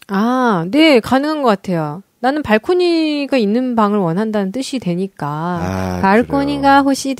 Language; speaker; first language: Korean; native; Korean